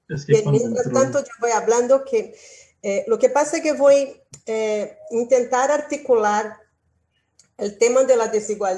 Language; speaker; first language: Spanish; non-native, learner; Portuguese